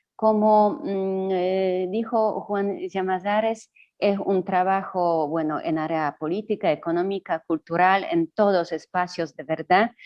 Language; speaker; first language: Spanish; non-native, fluent; Polish